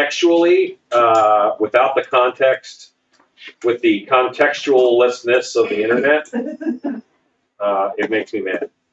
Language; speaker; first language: English; native; English